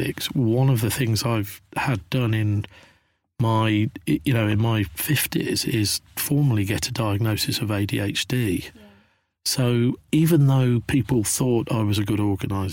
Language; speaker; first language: English; native; English